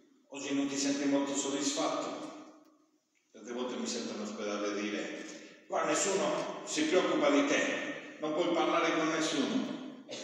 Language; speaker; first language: Italian; non-native, fluent; Spanish